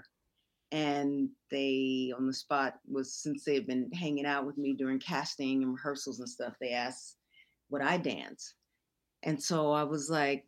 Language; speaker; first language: English; native; English